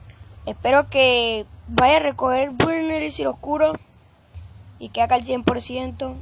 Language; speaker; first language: Spanish; native; Spanish